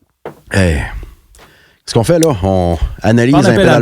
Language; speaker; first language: French; native; French